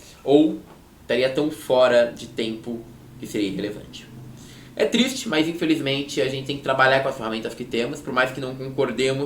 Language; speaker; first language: Portuguese; native; Portuguese